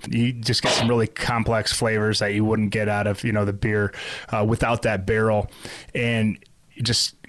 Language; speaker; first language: English; native; English